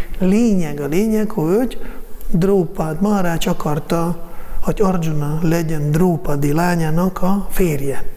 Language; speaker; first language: Hungarian; non-native, fluent; Russian